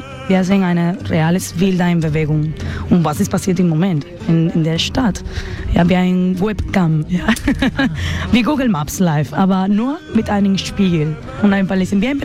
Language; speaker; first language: German; non-native, learner; Spanish